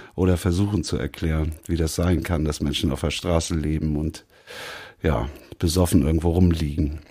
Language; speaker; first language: German; native; German